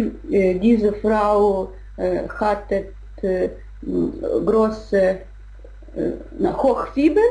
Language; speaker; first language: German; non-native, learner; Russian